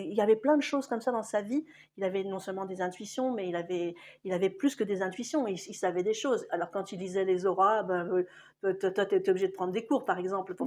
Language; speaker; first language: French; native; French